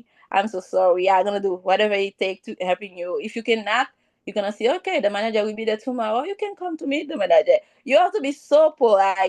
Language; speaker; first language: English; non-native, learner; Haitian Creole